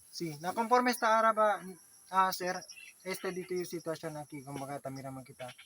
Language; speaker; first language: Filipino; native; Filipino